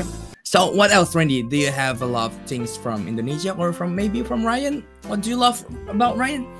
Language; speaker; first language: English; non-native, learner; Indonesian